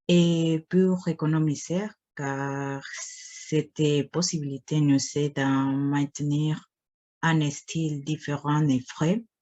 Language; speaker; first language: French; non-native, fluent; Spanish